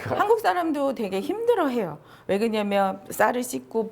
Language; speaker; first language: Korean; native; Korean